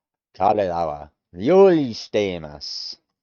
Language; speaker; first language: Japanese; non-native, learner; English